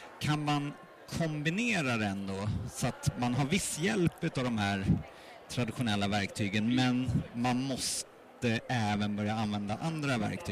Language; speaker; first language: Swedish; native; Swedish